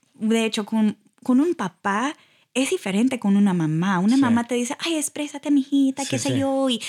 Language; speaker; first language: Spanish; early bilingual, heritage; Spanish